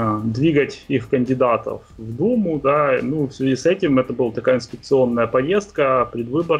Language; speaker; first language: Russian; native; Russian